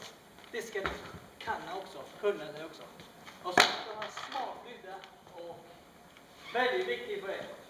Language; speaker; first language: Swedish; non-native, learner; Chinese